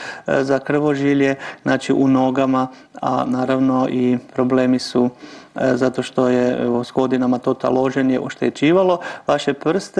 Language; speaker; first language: Croatian; native; Croatian